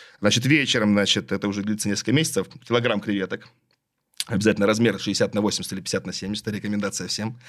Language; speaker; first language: Russian; native; Russian